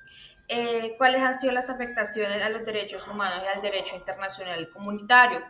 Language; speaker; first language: Spanish; native; Spanish